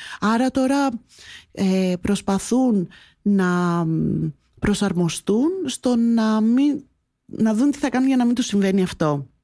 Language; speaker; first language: Greek; native; Greek